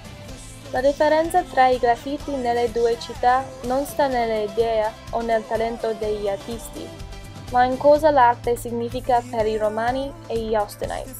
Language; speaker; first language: Italian; non-native, learner; English